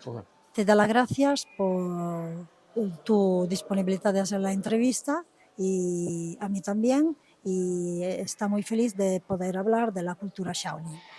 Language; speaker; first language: Spanish; non-native, fluent; Italian